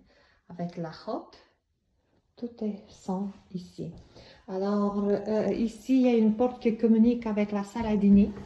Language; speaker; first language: French; non-native, fluent; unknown